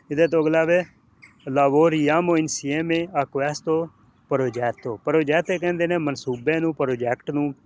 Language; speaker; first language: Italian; non-native, fluent; Punjabi